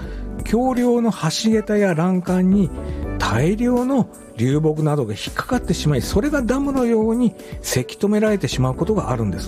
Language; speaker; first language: Japanese; native; Japanese